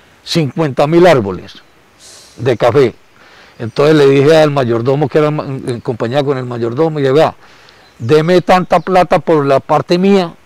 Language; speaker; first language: Spanish; native; Spanish